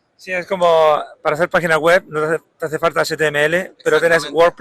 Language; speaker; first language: Spanish; native; Spanish